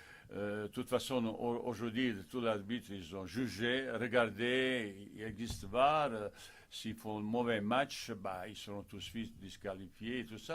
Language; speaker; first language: French; non-native, fluent; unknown